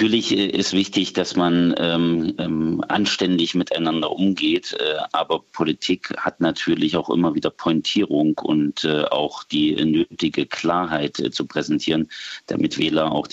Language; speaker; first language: German; native; German